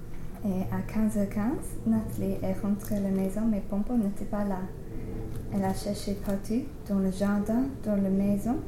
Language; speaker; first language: French; non-native, learner; English